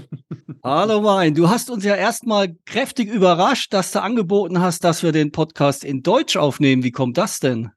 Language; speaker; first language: German; native; German